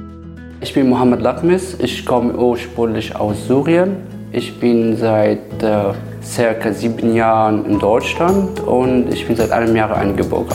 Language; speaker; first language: German; non-native, fluent; Arabic